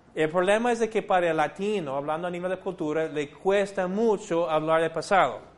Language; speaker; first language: Spanish; non-native, fluent; English